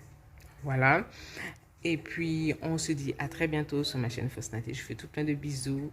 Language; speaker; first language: French; native; French